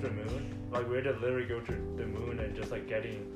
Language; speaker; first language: English; non-native, learner; Korean